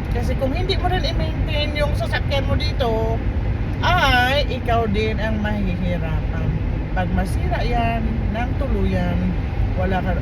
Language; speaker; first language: Filipino; non-native, local second language; Cebuano